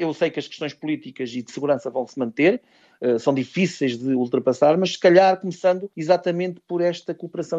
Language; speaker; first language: Portuguese; native; Portuguese